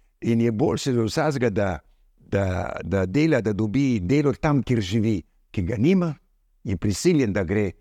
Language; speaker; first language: Slovenian; early bilingual, heritage; Slovenian